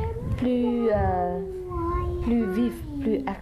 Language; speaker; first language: French; non-native, fluent; Thai